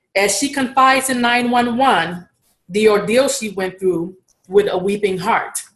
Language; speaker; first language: English; native; English